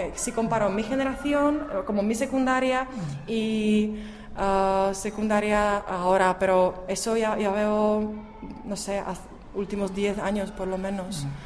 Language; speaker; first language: Spanish; non-native, fluent; Czech